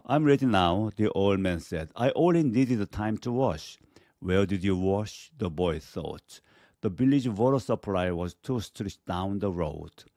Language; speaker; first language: English; non-native, fluent; Korean